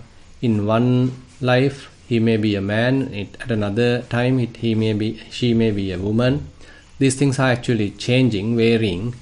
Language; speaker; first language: English; non-native, local second language; Sinhala